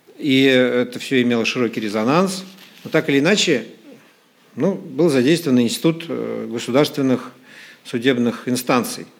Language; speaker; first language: Russian; native; Russian